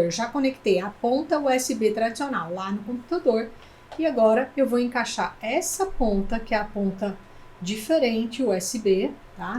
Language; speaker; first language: Portuguese; native; Portuguese